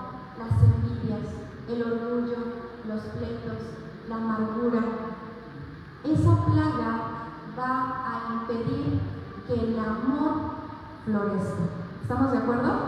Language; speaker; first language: Spanish; native; Spanish